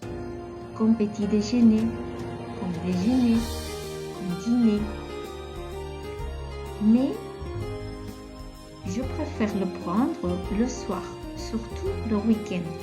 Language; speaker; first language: French; non-native, fluent; Catalan